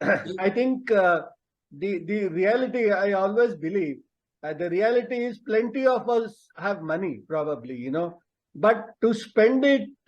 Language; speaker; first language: English; non-native, local second language; Telugu